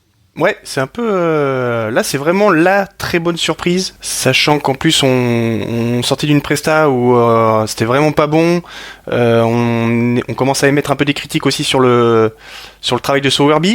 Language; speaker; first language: French; native; French